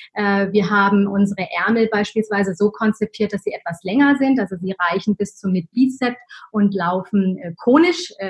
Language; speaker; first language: German; early bilingual, other home language; Arabic